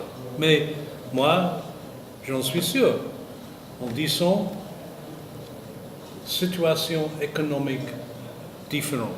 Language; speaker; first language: French; non-native, fluent; English